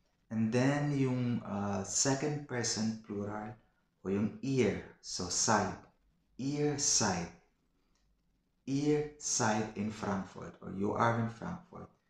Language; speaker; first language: English; non-native, local second language; Filipino